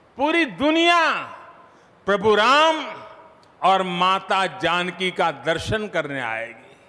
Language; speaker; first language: Hindi; non-native, local second language; Gujarati